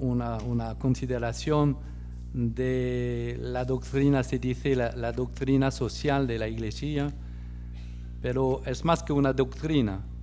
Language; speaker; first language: Spanish; non-native, fluent; French